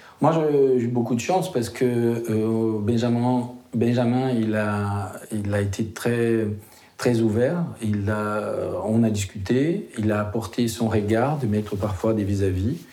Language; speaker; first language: French; non-native, fluent; Portuguese